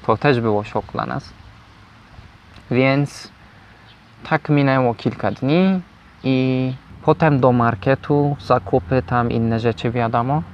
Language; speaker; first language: Polish; non-native, learner; Turkish